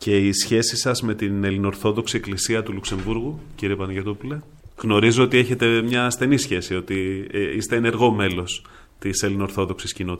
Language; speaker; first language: Greek; native; Greek